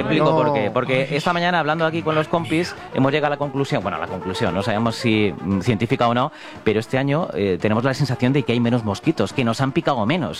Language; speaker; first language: Spanish; native; Spanish